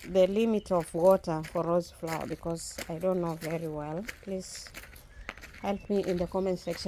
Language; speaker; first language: English; non-native, learner; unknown